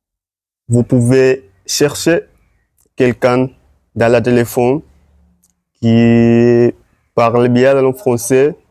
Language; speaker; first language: French; non-native, learner; Swahili